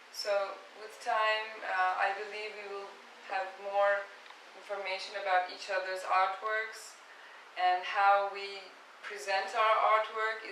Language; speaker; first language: English; non-native, fluent; Turkish